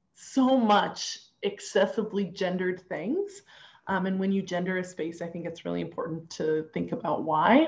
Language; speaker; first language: English; native; English